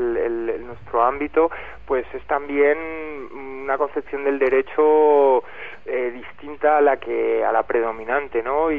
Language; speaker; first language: Spanish; native; Spanish